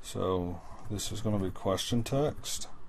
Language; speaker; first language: English; native; English